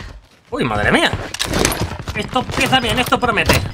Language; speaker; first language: Spanish; native; Spanish